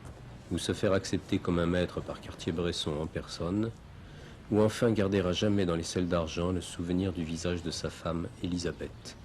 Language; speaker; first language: French; native; French